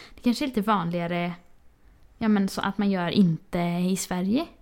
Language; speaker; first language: Swedish; non-native, fluent; Portuguese